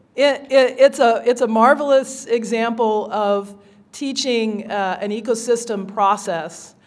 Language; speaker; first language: English; native; English